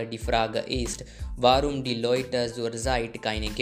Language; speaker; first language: German; non-native, learner; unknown